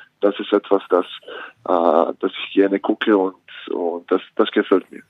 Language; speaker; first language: German; non-native, fluent; Bosnian